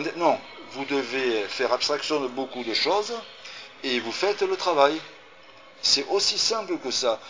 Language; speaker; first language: French; native; French